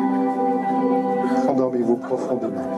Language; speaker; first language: French; native; French